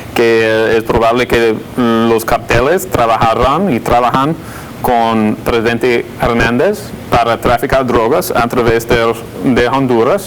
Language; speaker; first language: Spanish; non-native, fluent; English